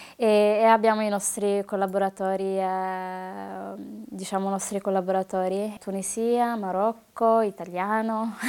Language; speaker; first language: Italian; early bilingual, other home language; Arabic